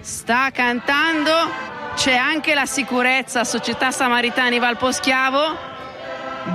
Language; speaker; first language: Italian; native; Italian